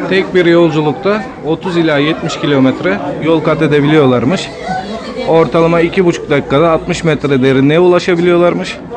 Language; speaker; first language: Turkish; native; Turkish